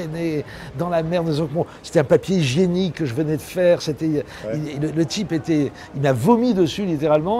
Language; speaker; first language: French; native; French